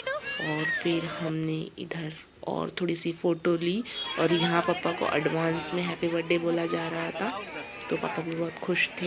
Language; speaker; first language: Hindi; native; Hindi